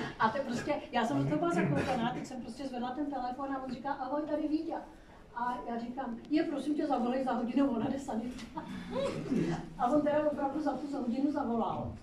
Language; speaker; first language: Czech; non-native, fluent; Hindi